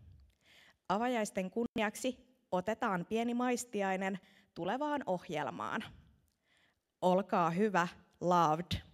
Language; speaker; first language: Finnish; native; Finnish